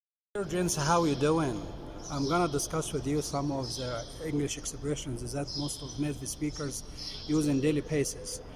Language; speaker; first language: English; non-native, fluent; Arabic